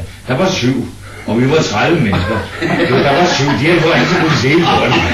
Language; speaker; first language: Danish; native; Danish